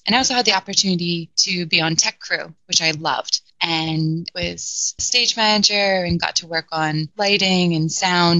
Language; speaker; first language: English; native; English